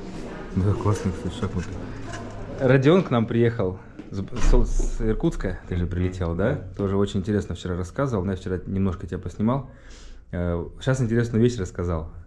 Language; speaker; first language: Russian; native; Russian